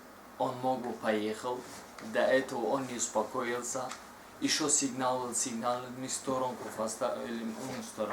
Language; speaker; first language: Russian; non-native, learner; Tajik